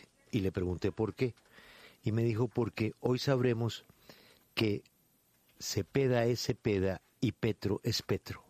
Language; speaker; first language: Spanish; native; Spanish